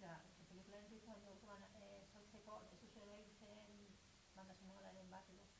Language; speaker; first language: Basque; native; Basque